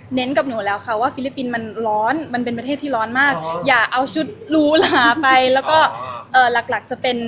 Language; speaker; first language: Thai; early bilingual, heritage; Thai